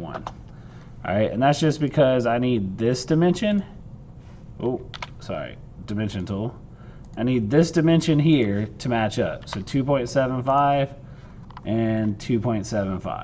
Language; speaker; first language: English; native; English